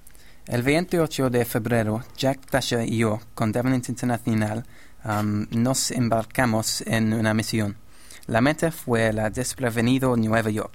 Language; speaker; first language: Spanish; non-native, learner; English